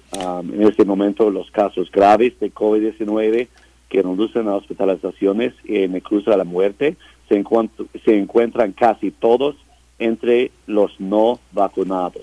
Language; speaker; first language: Spanish; non-native, learner; English